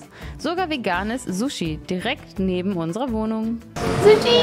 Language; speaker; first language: German; native; German